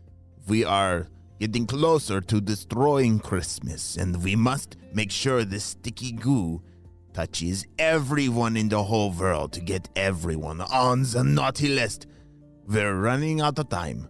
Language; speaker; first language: English; native; English